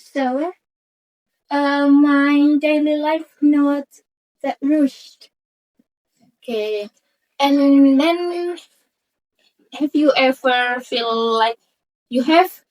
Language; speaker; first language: English; non-native, learner; Indonesian